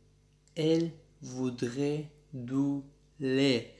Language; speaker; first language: French; non-native, learner; Pashto